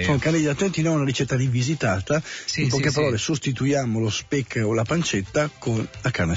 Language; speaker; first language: Italian; native; Italian